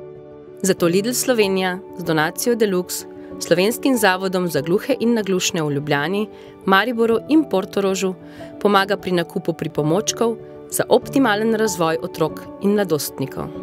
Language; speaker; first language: Slovenian; native; Slovenian